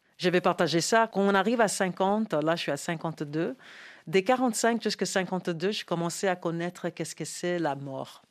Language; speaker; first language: French; non-native, fluent; English